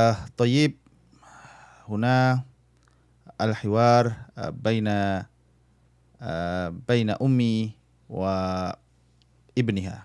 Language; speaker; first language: Arabic; non-native, fluent; Indonesian